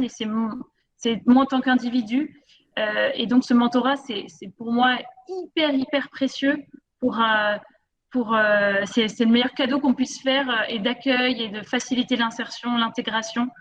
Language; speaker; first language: French; native; French